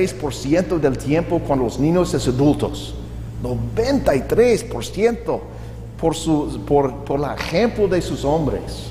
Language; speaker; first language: Spanish; non-native, learner; English